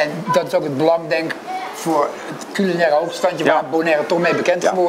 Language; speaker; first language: Dutch; native; Dutch